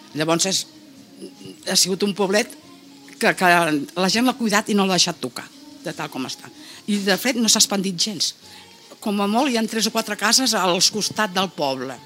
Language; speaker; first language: Catalan; native; Catalan